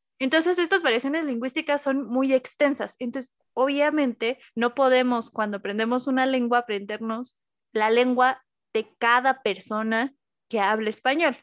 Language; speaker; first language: Spanish; native; Spanish